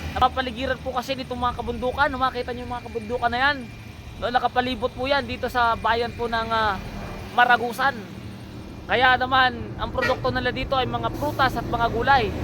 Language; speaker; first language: Filipino; native; Filipino